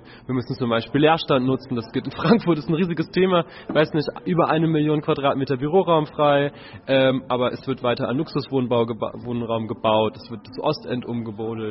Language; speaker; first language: German; native; German